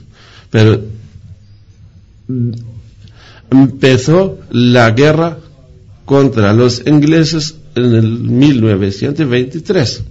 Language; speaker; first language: Spanish; non-native, fluent; Kurdish